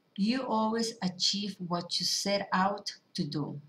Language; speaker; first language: English; early bilingual, other home language; Spanish